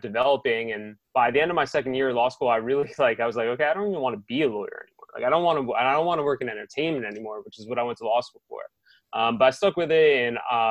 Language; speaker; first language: English; native; English